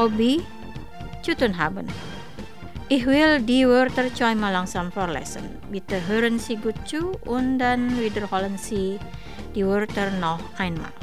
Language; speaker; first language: German; non-native, learner; Indonesian